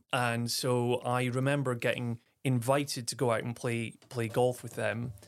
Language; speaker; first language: English; native; English